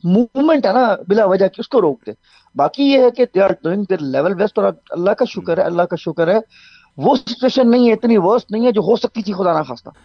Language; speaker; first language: Urdu; non-native, local second language; Saraiki